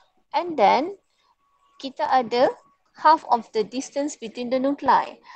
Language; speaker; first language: English; non-native, local second language; Malay